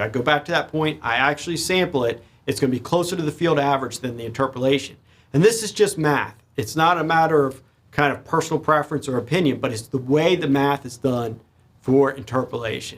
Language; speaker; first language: English; native; English